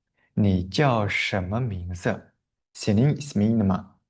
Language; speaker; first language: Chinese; non-native, fluent; Uzbek